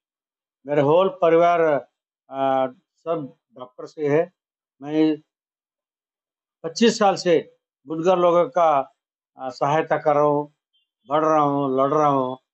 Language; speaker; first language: Hindi; non-native, local second language; Kannada